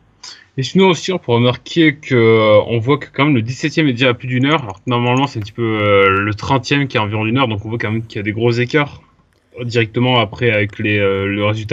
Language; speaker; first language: French; native; French